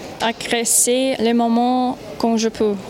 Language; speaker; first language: French; non-native, learner; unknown